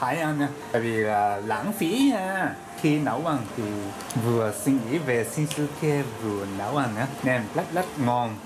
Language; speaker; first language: Vietnamese; non-native, learner; Japanese